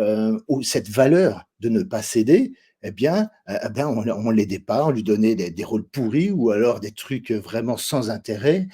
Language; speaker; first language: French; native; French